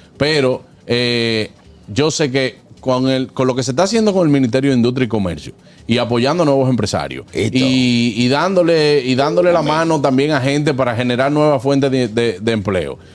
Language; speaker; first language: Spanish; native; Spanish